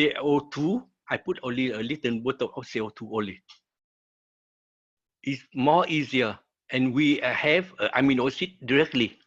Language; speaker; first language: English; non-native, learner; Vietnamese